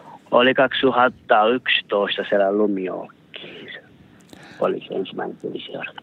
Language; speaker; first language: Finnish; non-native, learner; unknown